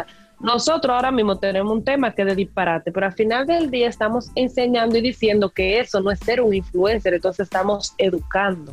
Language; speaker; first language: Spanish; native; Spanish